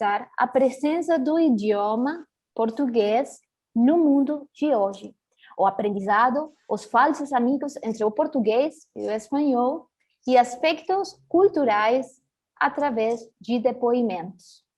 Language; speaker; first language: Portuguese; early bilingual, heritage; Portuguese